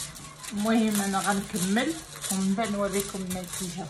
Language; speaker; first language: Arabic; native; Arabic